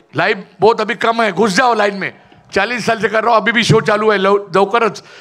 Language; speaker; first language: Hindi; non-native, local second language; Marathi